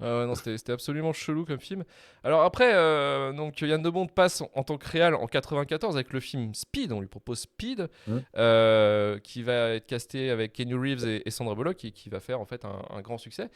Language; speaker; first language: French; native; French